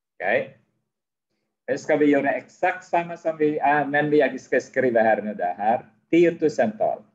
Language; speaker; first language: Swedish; non-native, fluent; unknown